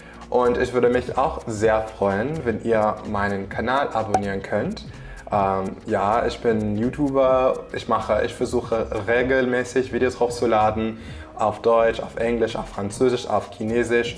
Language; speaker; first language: German; non-native, fluent; English